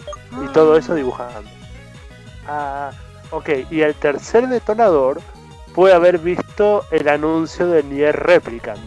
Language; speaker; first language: Spanish; native; Spanish